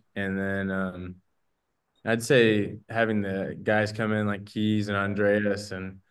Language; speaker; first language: English; native; English